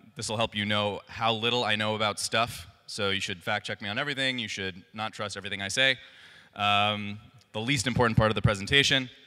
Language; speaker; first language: English; native; English